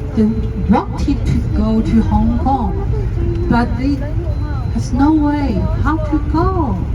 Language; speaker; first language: English; non-native, learner; Chinese